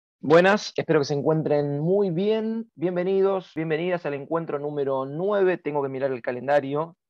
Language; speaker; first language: Spanish; native; Spanish